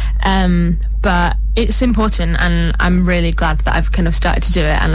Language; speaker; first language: English; native; English